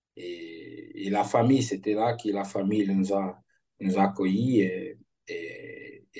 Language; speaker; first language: French; non-native, fluent; Portuguese